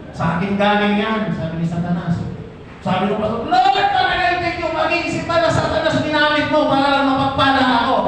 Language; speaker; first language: Filipino; non-native, local second language; Bikol